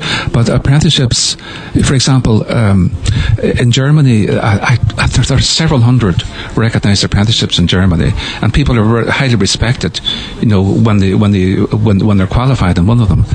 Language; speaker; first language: English; native; English